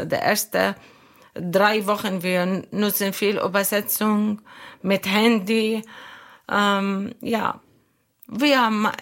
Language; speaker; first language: German; non-native, fluent; Arabic